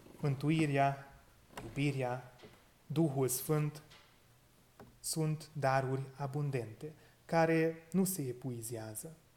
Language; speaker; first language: Romanian; non-native, local second language; Hungarian